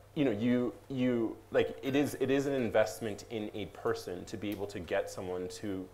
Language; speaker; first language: English; native; English